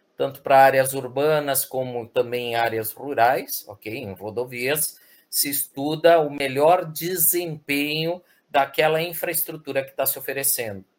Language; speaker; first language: Portuguese; early bilingual, other home language; Spanish